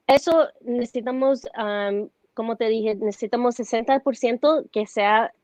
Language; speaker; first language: Spanish; early bilingual, heritage; Spanish